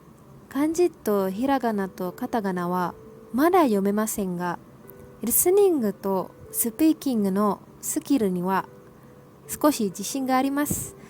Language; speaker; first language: Japanese; non-native, learner; Malay